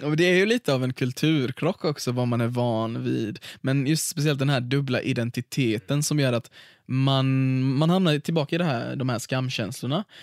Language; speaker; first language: Swedish; early bilingual, other home language; Arabic